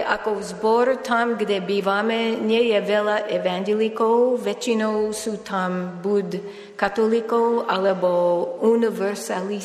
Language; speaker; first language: Slovak; non-native, fluent; English